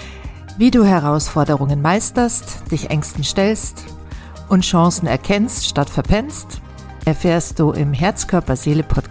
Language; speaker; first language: German; native; German